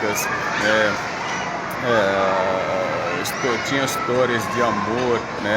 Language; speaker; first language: Portuguese; non-native, fluent; Arabic